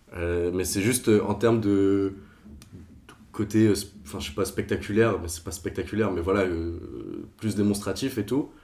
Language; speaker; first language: French; non-native, fluent; Portuguese